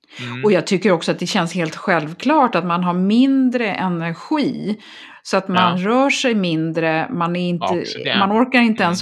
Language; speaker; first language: Swedish; native; Swedish